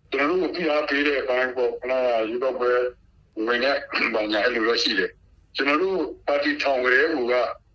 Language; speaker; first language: Burmese; non-native, local second language; Karen languages